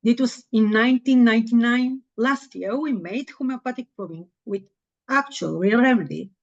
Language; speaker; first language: English; non-native, fluent; Bulgarian